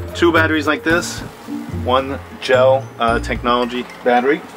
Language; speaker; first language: English; native; English